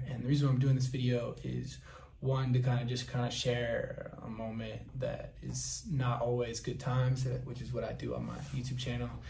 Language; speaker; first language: English; native; English